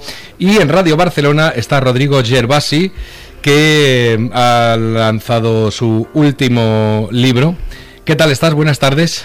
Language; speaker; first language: Spanish; native; Spanish